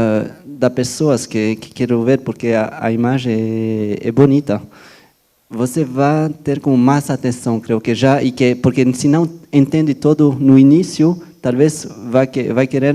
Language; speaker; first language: Portuguese; non-native, fluent; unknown